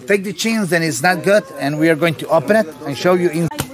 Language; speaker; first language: English; non-native, fluent; Spanish